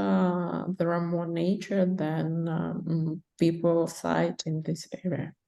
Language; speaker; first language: English; non-native, learner; Russian